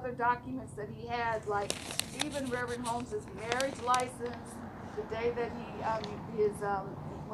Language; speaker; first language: English; native; English